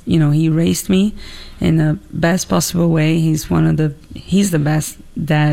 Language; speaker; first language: English; non-native, fluent; Italian